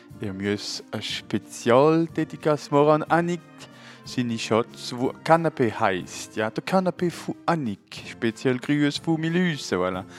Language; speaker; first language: German; non-native, local second language; French